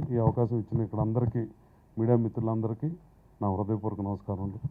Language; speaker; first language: Telugu; native; Telugu